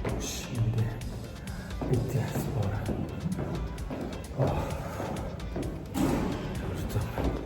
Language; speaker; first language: Turkish; non-native, fluent; Japanese